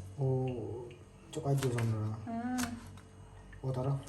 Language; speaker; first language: Turkish; non-native, learner; Indonesian